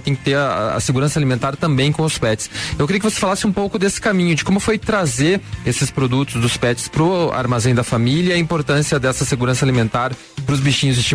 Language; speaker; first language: Portuguese; native; Portuguese